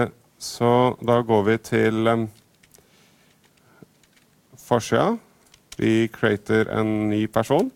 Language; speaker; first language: Norwegian; native; Norwegian